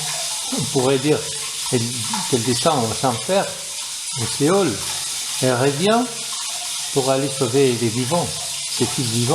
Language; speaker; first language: French; non-native, fluent; Spanish